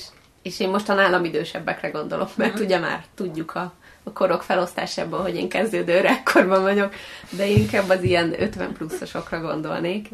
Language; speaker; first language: Hungarian; native; Hungarian